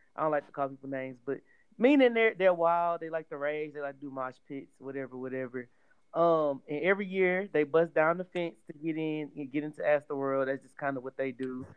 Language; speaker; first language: English; native; English